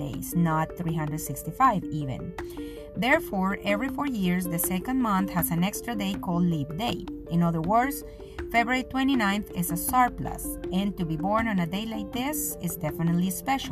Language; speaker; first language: English; non-native, fluent; Spanish